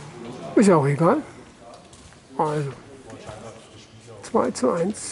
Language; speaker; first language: German; native; German